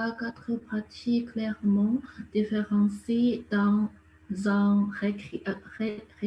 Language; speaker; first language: French; non-native, learner; Chinese